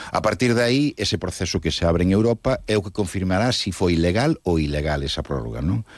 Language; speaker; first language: Galician; non-native, local second language; Spanish